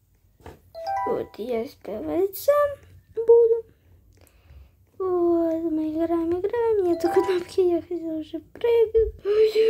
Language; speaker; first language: Russian; early bilingual, heritage; Russian